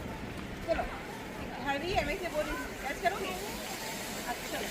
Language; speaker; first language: Hindi; native; Hindi